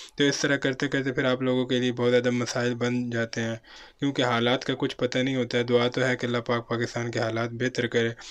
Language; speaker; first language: Urdu; non-native, local second language; Punjabi